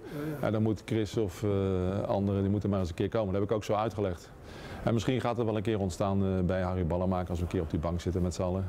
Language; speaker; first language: Dutch; native; Dutch